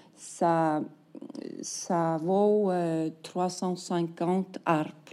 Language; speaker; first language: French; non-native, fluent; Icelandic